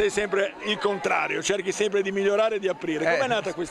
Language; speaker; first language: Italian; native; Italian